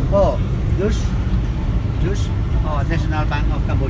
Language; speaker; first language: Polish; non-native, learner; Khmer